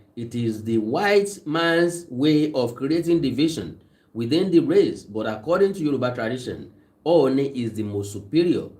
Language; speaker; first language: English; non-native, local second language; Yoruba